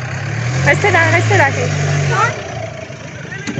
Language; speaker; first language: French; native; French